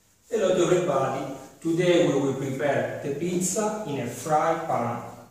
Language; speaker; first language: English; non-native, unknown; Italian